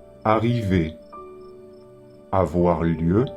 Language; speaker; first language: French; native; French